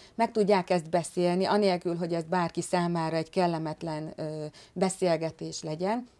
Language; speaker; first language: Hungarian; native; Hungarian